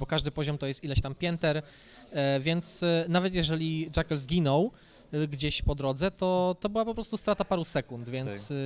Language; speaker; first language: Polish; native; Polish